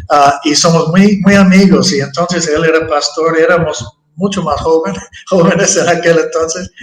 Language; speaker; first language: Spanish; non-native, fluent; English